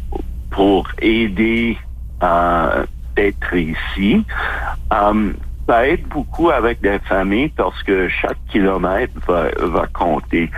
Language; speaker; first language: French; non-native, fluent; English